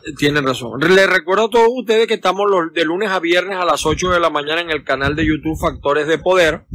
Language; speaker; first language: Spanish; native; Spanish